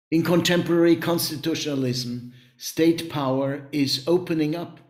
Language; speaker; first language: English; non-native, fluent; German